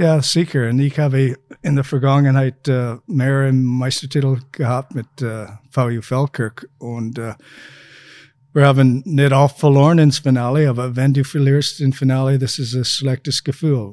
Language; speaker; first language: German; non-native, fluent; English